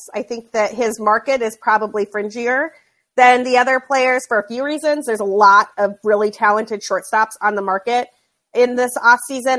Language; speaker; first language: English; native; English